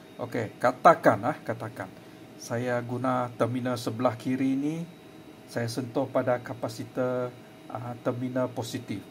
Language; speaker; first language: Malay; non-native, local second language; Chinese